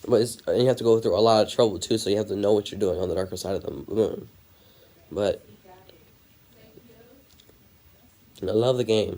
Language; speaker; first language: English; native; English